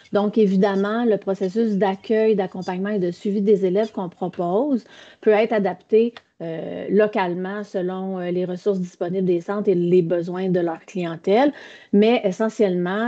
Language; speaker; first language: French; native; French